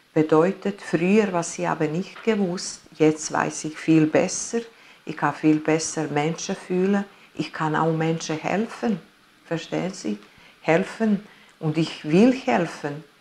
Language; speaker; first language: German; non-native, fluent; Italian